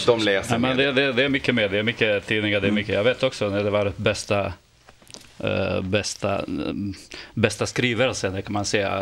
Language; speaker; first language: Swedish; non-native, fluent; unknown